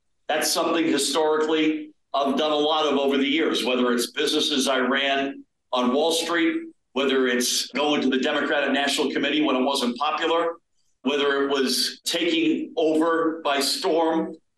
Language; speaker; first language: English; native; English